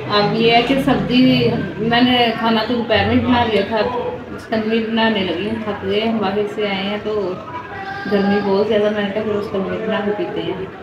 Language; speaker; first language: Urdu; non-native, local second language; Punjabi